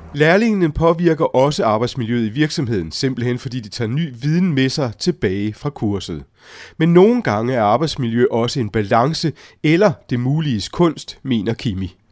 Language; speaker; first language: Danish; native; Danish